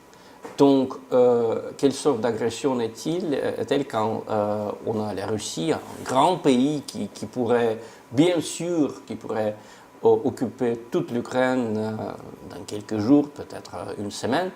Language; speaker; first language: French; non-native, fluent; Russian